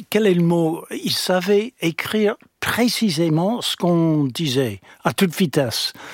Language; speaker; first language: French; non-native, fluent; English